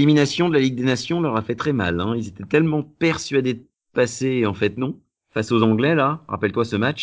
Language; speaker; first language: French; native; French